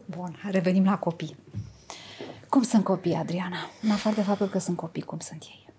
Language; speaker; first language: Romanian; native; Romanian